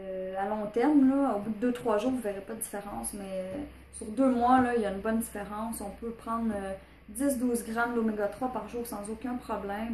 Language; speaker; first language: French; native; French